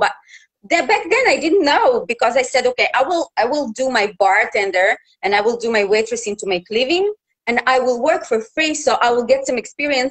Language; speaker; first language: English; non-native, fluent; Russian